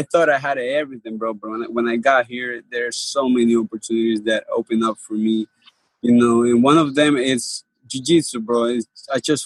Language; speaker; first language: English; non-native, fluent; Spanish